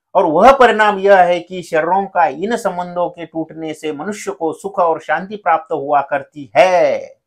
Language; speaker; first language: Hindi; non-native, local second language; Marathi